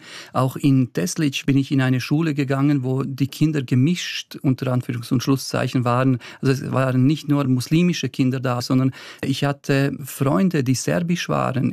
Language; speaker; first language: German; early bilingual, other home language; Bosnian